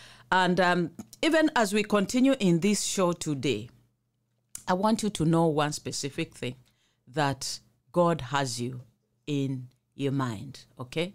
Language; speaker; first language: English; non-native, local second language; Swahili